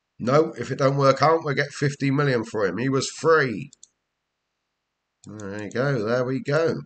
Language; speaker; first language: English; native; English